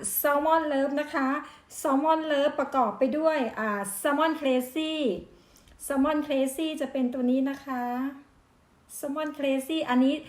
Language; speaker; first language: Thai; non-native, local second language; Northeastern Thai